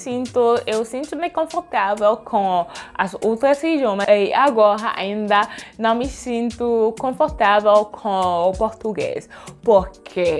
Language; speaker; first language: Portuguese; non-native, learner; French